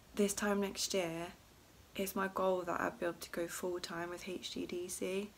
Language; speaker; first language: English; native; English